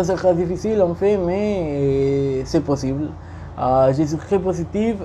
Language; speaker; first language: French; non-native, learner; Spanish